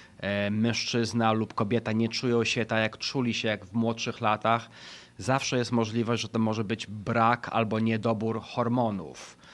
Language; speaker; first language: Polish; early bilingual, heritage; Polish